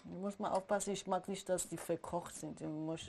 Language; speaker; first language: German; non-native, learner; Persian